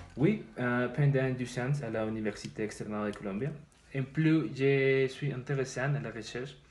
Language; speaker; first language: French; non-native, learner; Spanish